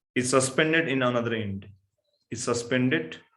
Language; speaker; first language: English; non-native, local second language; Nepali